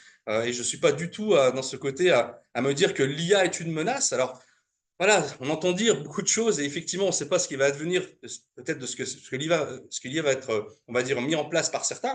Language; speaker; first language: French; native; French